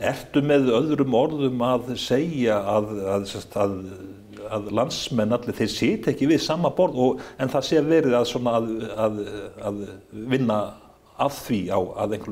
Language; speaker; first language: Icelandic; native; Icelandic